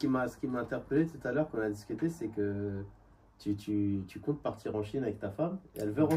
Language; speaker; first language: French; native; French